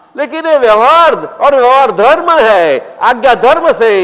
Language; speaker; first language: Hindi; non-native, local second language; Gujarati